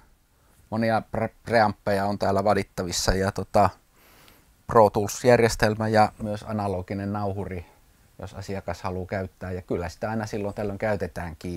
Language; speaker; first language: Finnish; native; Finnish